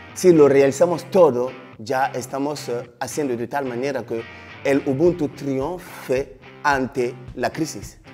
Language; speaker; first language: Spanish; non-native, fluent; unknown